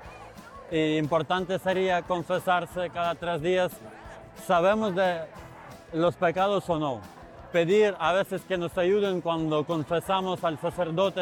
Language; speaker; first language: Spanish; non-native, fluent; Ukrainian